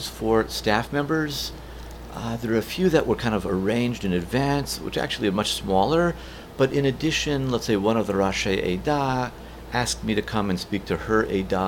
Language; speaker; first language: English; native; English